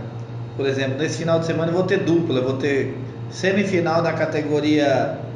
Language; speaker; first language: Portuguese; native; Portuguese